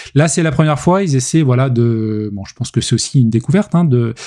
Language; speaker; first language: French; native; French